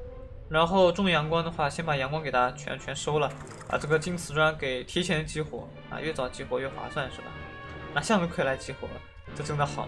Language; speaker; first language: Chinese; native; Chinese